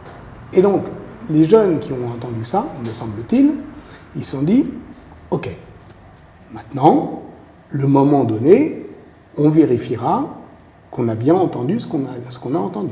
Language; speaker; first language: French; native; French